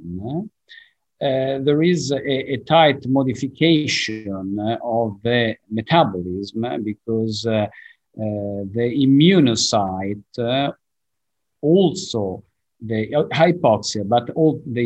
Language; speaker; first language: English; non-native, fluent; Italian